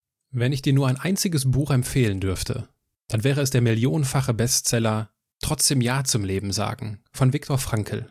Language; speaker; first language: German; native; German